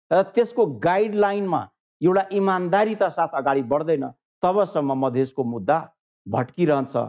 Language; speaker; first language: Nepali; non-native, local second language; Maithili